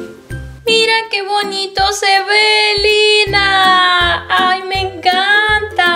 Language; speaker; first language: Spanish; native; Spanish